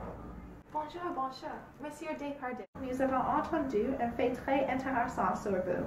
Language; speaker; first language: French; non-native, learner; English